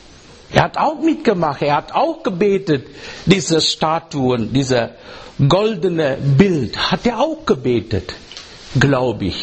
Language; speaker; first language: German; non-native, learner; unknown